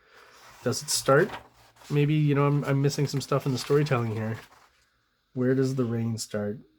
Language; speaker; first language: English; native; English